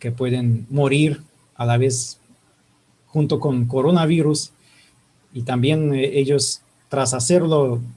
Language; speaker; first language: Spanish; non-native, fluent; Russian